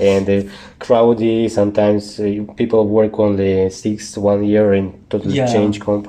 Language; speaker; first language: English; non-native, learner; Russian